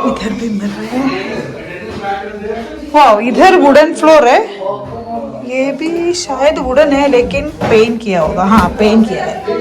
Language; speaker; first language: Hindi; non-native, local second language; Malayalam